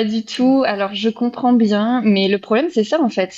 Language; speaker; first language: French; native; French